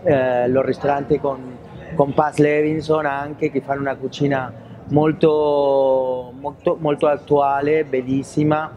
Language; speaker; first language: Italian; non-native, fluent; Spanish